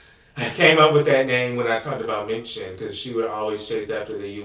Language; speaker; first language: English; native; English